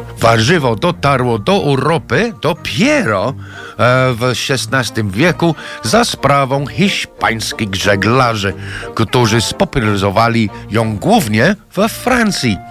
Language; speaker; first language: Polish; non-native, fluent; English